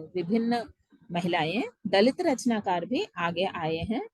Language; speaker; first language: Hindi; non-native, local second language; Telugu